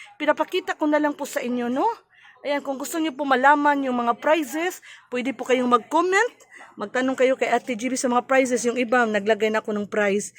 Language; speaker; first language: Filipino; non-native, local second language; Cebuano